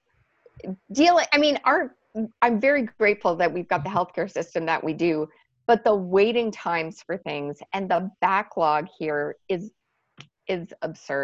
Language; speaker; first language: English; native; English